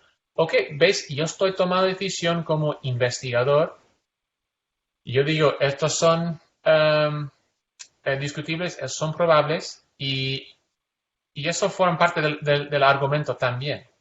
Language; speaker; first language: Spanish; non-native, fluent; English